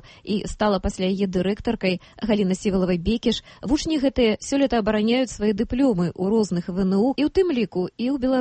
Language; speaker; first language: Belarusian; native; Belarusian